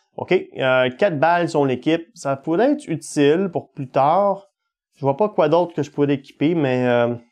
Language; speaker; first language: French; native; French